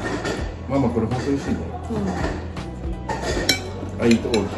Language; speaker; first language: Japanese; early bilingual, other home language; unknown